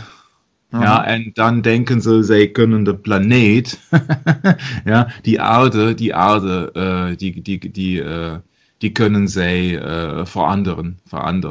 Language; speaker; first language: Dutch; non-native, learner; German